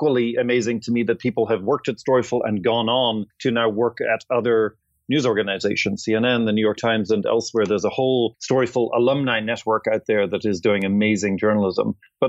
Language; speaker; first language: English; native; English